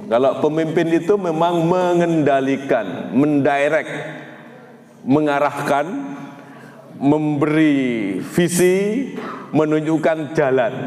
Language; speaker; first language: Indonesian; non-native, local second language; Madurese